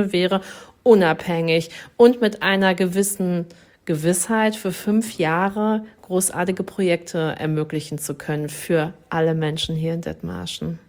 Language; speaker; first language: German; native; German